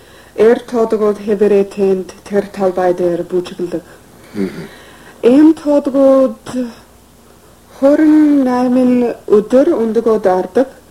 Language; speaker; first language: Mongolian; non-native, fluent; English